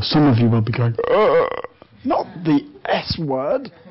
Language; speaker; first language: English; native; English